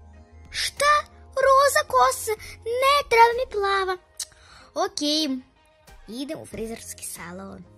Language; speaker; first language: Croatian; early bilingual, other home language; Russian